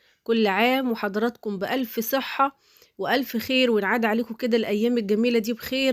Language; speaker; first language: Arabic; native; Arabic